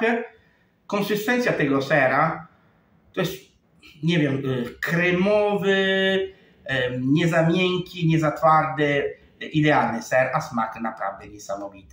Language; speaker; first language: Polish; non-native, fluent; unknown